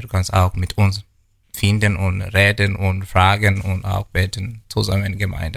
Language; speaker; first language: German; non-native, learner; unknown